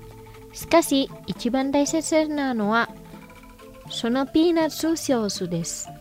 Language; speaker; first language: Japanese; non-native, fluent; Indonesian